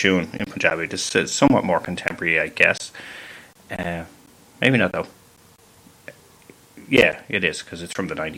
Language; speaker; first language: English; native; English